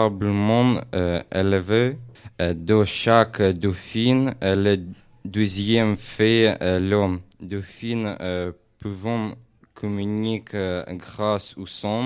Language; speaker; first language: French; non-native, learner; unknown